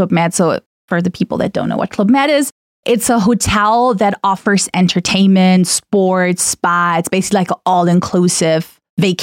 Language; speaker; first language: English; non-native, fluent; German